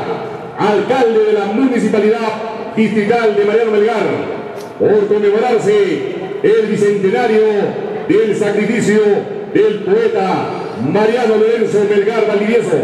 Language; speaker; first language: Spanish; native; Spanish